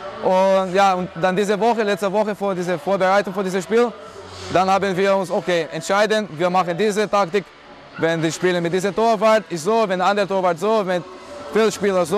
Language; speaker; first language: German; non-native, learner; Portuguese